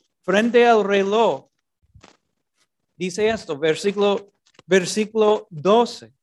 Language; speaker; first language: Spanish; non-native, fluent; English